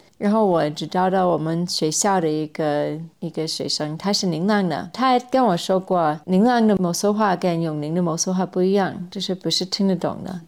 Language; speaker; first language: Chinese; non-native, fluent; English